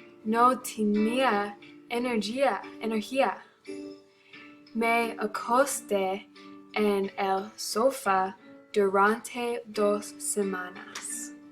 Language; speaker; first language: Spanish; non-native, learner; English